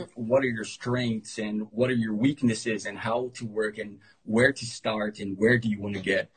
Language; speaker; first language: English; non-native, fluent; Portuguese